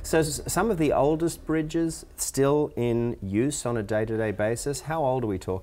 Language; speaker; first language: English; native; English